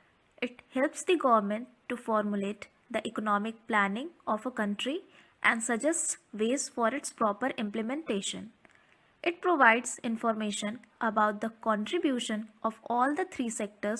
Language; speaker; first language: English; non-native, local second language; Hindi